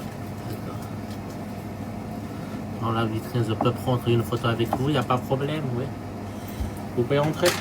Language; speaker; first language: French; non-native, local second language; Chinese